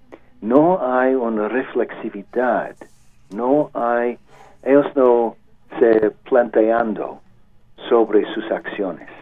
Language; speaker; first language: Spanish; non-native, learner; English